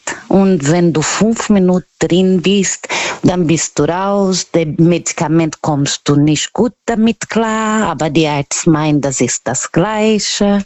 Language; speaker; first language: German; non-native, learner; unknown